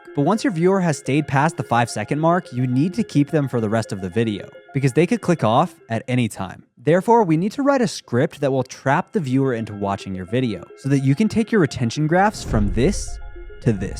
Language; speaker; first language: English; native; English